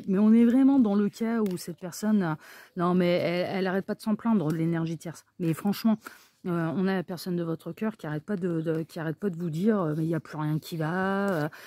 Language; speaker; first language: French; native; French